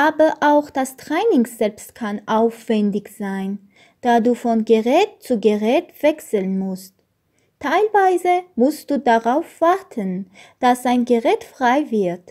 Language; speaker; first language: German; non-native, learner; Armenian